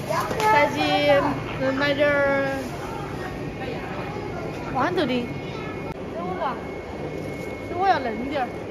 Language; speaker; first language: Chinese; native; Chinese